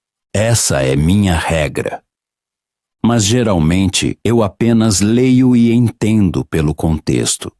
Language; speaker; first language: Portuguese; non-native, fluent; Polish